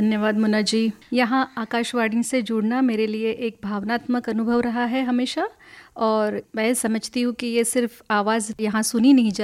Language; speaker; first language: Hindi; non-native, local second language; Marathi